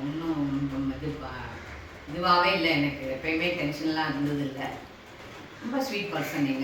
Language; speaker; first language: Tamil; native; Tamil